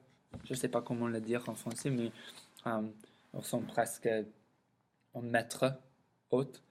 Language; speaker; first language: French; non-native, learner; English